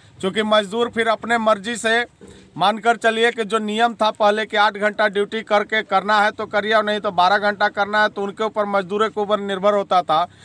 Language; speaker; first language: Hindi; native; Hindi